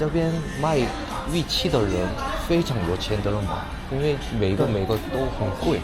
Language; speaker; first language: Chinese; non-native, fluent; Korean